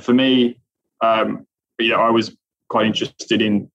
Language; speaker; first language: English; native; English